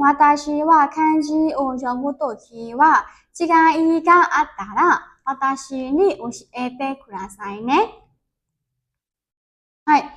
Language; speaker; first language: Japanese; non-native, learner; Burmese